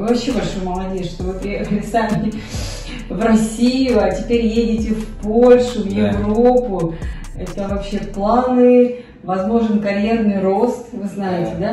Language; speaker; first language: Russian; native; Russian